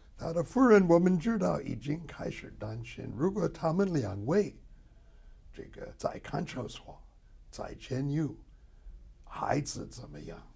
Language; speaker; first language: Chinese; non-native, fluent; English